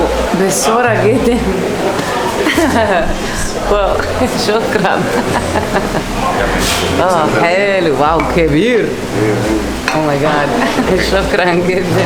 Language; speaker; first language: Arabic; non-native, learner; English